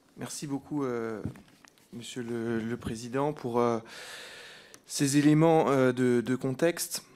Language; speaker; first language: French; native; French